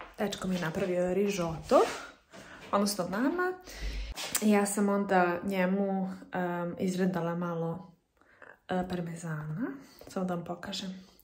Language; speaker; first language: Serbian; early bilingual, heritage; Serbian